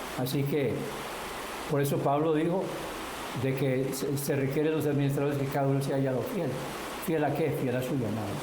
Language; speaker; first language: Spanish; non-native, local second language; English